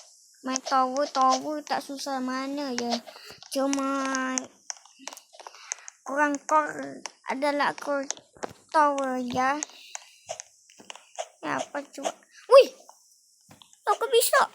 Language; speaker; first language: Malay; native; Malay